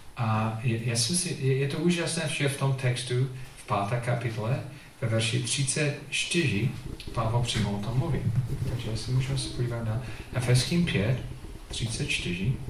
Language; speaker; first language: Czech; non-native, fluent; English